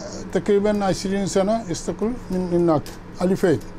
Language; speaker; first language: Arabic; non-native, learner; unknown